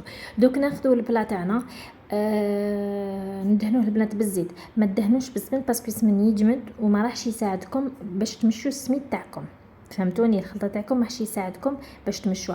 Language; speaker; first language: Arabic; native; Arabic